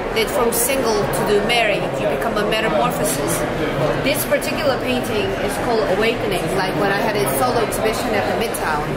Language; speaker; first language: English; non-native, fluent; Korean